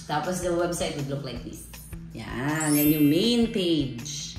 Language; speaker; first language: English; non-native, local second language; Filipino